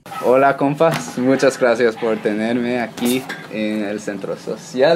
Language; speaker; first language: Spanish; non-native, learner; English